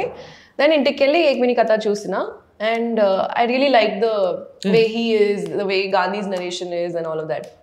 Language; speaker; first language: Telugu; non-native, local second language; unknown